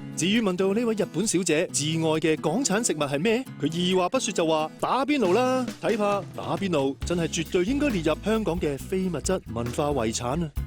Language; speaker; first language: Cantonese; native; Cantonese